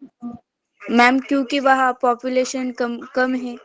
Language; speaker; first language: Hindi; non-native, local second language; Marathi